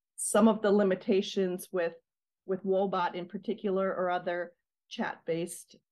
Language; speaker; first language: English; native; English